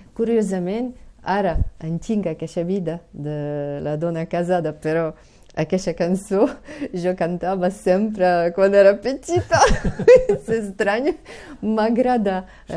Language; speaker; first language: Catalan; non-native, fluent; Ukrainian